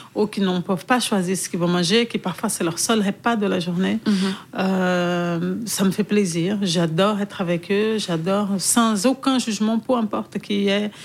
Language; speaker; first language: French; non-native, fluent; Portuguese